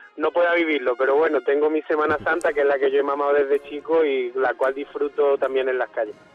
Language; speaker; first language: Spanish; native; Spanish